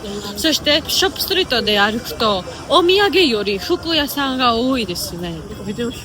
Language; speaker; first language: Japanese; non-native, fluent; Georgian